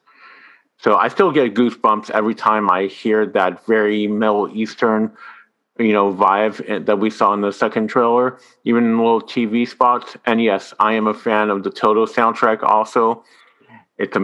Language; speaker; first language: English; non-native, fluent; French